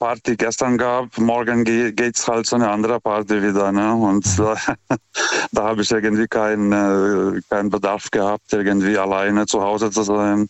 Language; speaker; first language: German; non-native, fluent; Lithuanian